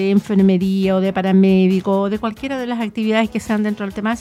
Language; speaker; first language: Spanish; native; Spanish